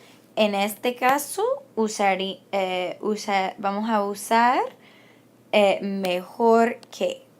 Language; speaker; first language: Spanish; non-native, fluent; English